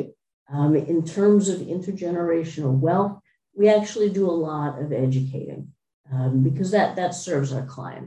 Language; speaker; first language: English; native; English